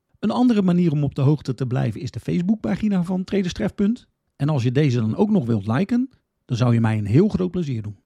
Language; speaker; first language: Dutch; native; Dutch